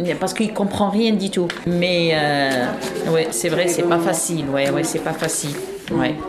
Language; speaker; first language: French; non-native, local second language; Arabic